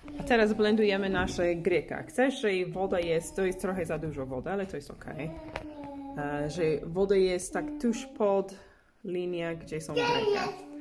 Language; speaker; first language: Polish; non-native, learner; English